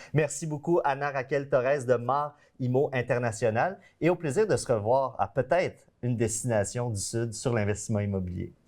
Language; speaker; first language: French; native; French